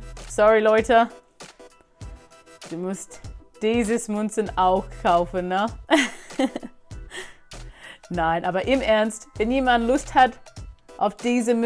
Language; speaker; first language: German; non-native, learner; English